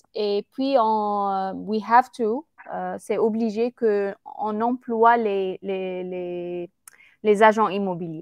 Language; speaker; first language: French; non-native, fluent; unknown